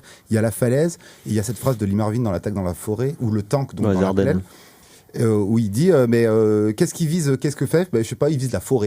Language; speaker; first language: French; native; French